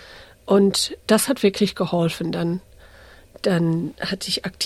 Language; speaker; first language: German; early bilingual, heritage; English